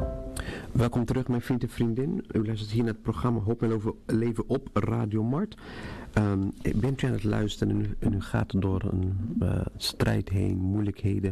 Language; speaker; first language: Dutch; non-native, fluent; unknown